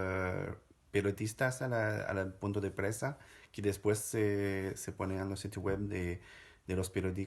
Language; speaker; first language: Spanish; non-native, fluent; French